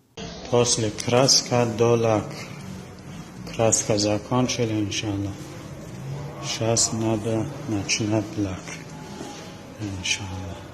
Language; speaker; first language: Russian; non-native, local second language; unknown